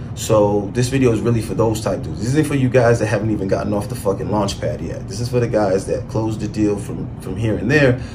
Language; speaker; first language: English; native; English